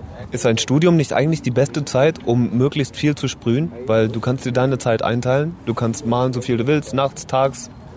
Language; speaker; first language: German; native; German